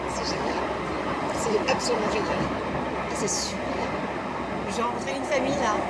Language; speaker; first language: French; native; French